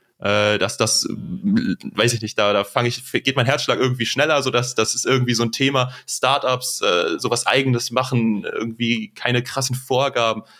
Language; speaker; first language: German; native; German